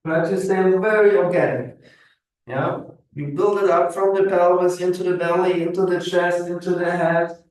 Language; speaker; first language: English; non-native, fluent; German